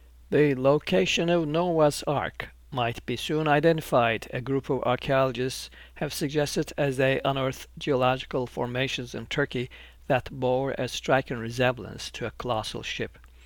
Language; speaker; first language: English; non-native, fluent; Turkish